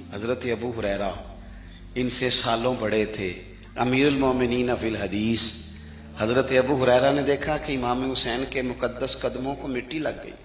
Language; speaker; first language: Urdu; non-native, local second language; Punjabi